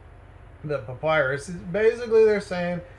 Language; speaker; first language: English; native; English